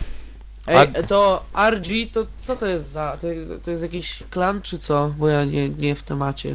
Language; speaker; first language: Polish; native; Polish